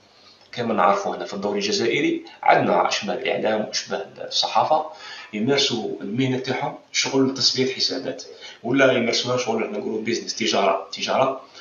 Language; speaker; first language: Arabic; native; Arabic